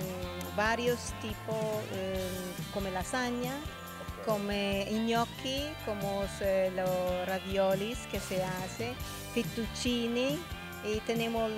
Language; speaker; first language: Spanish; non-native, learner; Italian